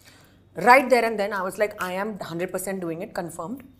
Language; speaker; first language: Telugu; non-native, learner; Hindi